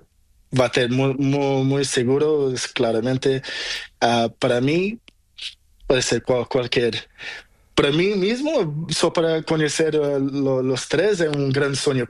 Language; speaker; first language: Spanish; non-native, learner; Portuguese